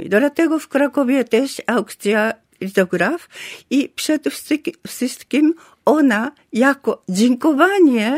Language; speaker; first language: Polish; non-native, learner; Japanese